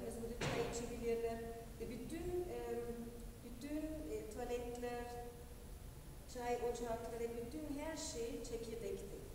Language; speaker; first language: Turkish; non-native, fluent; German